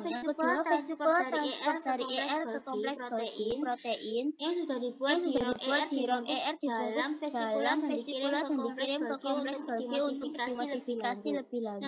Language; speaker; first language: Indonesian; native; Indonesian